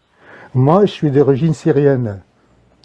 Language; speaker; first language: French; non-native, fluent; Arabic